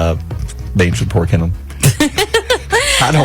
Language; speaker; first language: English; native; English